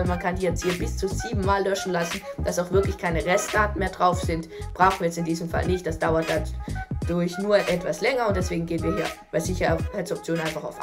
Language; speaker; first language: German; native; German